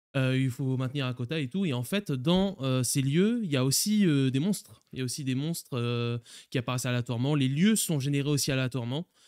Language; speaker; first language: French; native; French